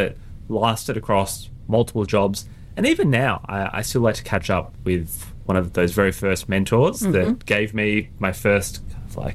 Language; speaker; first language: English; native; English